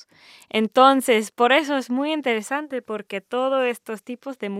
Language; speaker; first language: Spanish; early bilingual, heritage; Spanish